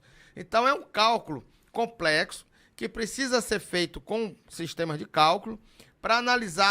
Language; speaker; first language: Portuguese; native; Portuguese